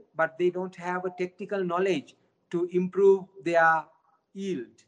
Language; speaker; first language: English; non-native, local second language; Sinhala